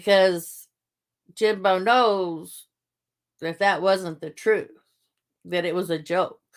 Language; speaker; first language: English; native; English